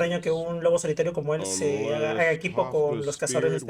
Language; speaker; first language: Spanish; native; Spanish